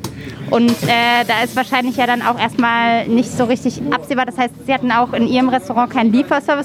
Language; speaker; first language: German; native; German